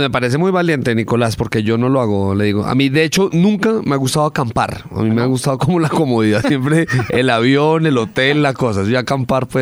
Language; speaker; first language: Spanish; native; Spanish